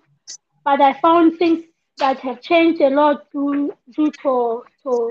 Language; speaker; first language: English; non-native, local second language; Southern Sotho